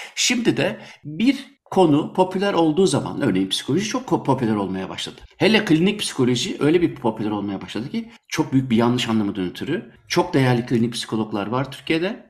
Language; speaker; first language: Turkish; native; Turkish